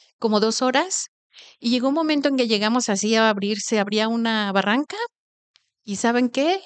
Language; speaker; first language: Spanish; native; Spanish